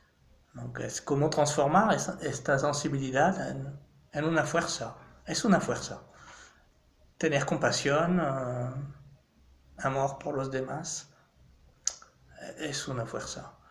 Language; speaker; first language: Spanish; non-native, fluent; French